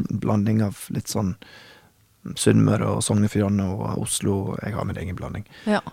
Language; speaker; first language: Norwegian; non-native, fluent; English